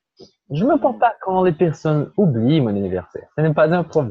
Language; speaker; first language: French; non-native, fluent; Portuguese